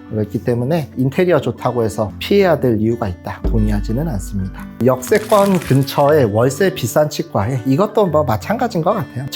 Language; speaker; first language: Korean; native; Korean